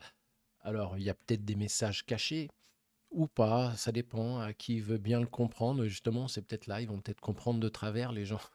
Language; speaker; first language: French; native; French